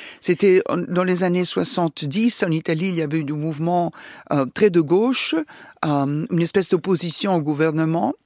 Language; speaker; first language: French; non-native, fluent; Italian